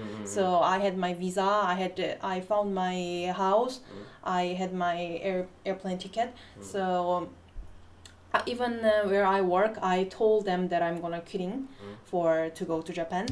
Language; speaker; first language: English; non-native, fluent; Korean